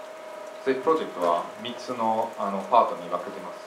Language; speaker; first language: Japanese; non-native, fluent; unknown